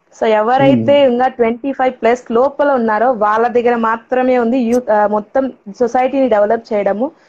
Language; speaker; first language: Telugu; non-native, local second language; Tamil